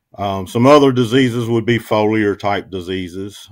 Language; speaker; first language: English; native; English